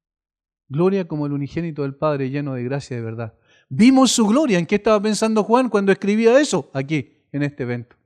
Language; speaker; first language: Spanish; native; Spanish